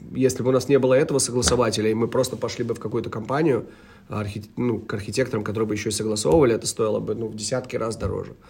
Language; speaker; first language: Russian; early bilingual, heritage; Russian